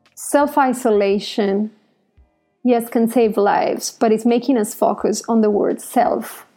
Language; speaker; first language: English; non-native, fluent; Italian